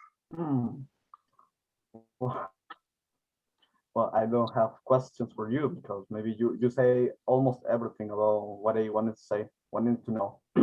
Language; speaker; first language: English; non-native, learner; Spanish